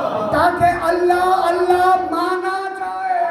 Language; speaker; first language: Urdu; native; Urdu